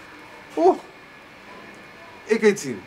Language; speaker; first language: Nepali; non-native, learner; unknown